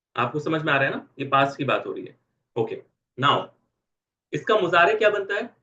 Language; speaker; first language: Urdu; native; Urdu